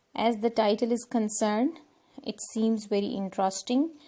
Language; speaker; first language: English; non-native, local second language; Urdu